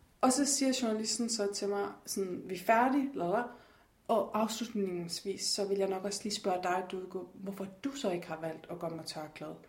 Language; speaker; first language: Danish; native; Danish